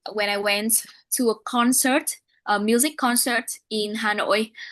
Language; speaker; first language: English; non-native, learner; Vietnamese